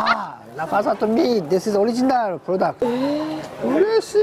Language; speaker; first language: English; non-native, learner; Japanese